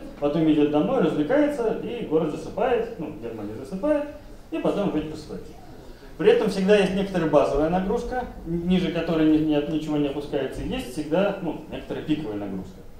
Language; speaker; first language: Russian; native; Russian